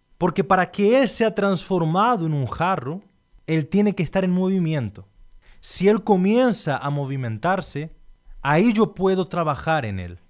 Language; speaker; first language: Spanish; non-native, fluent; Portuguese